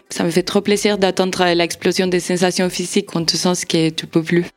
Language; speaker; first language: French; non-native, fluent; Spanish